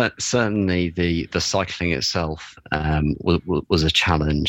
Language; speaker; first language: English; native; English